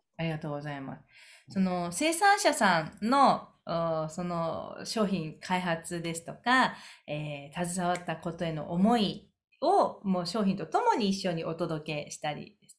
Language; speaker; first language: Japanese; native; Japanese